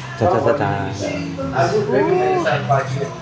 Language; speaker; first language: Vietnamese; non-native, learner; Korean